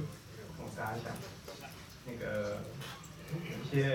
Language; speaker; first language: Chinese; native; Chinese